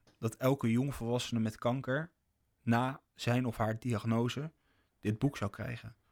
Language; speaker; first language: Dutch; native; Dutch